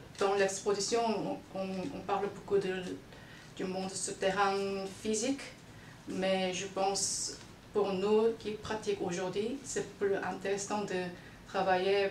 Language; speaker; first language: French; non-native, fluent; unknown